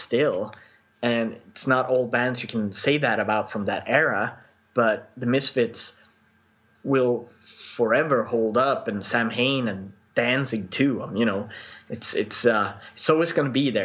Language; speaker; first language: English; non-native, fluent; Swedish